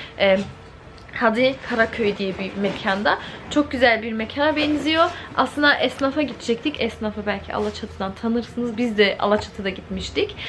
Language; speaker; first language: Turkish; early bilingual, heritage; Turkish